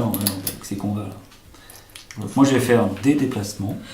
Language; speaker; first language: French; native; French